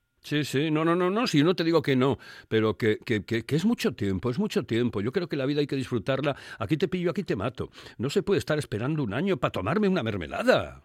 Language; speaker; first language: Spanish; native; Spanish